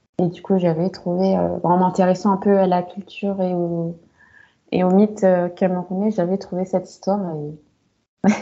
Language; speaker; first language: French; native; French